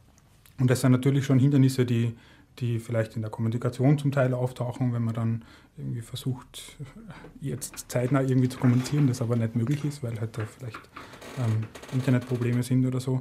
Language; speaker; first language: German; native; German